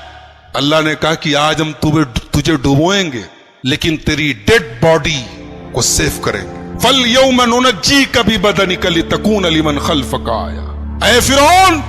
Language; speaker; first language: Urdu; native; Urdu